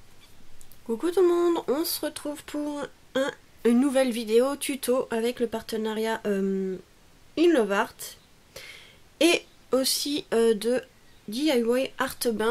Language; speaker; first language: French; native; French